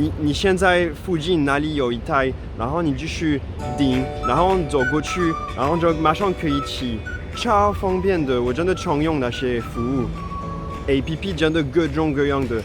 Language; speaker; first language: Chinese; non-native, fluent; French